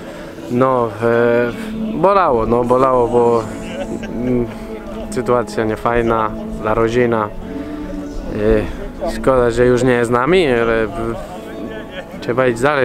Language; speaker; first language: Polish; non-native, fluent; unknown